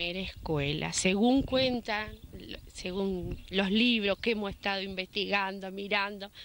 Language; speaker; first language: Spanish; native; Spanish